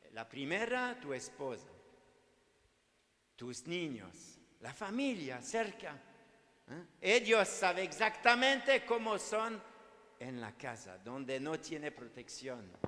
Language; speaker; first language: Spanish; non-native, learner; French